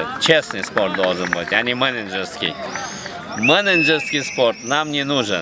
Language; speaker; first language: Russian; native; Russian